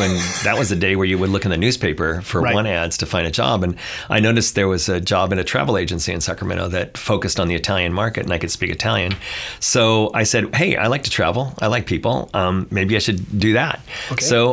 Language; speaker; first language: English; native; English